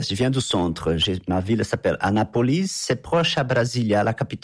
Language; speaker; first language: French; non-native, fluent; Portuguese